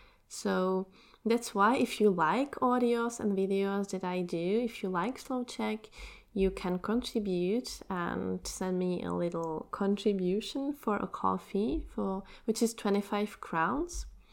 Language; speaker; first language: English; non-native, fluent; Czech